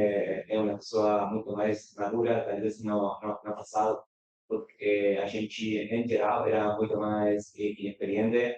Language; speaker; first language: Spanish; non-native, learner; Portuguese